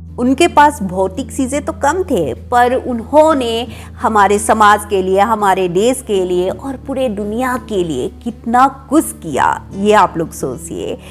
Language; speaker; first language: Hindi; non-native, local second language; Assamese